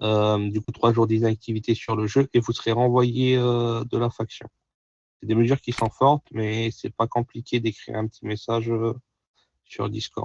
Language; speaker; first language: French; native; French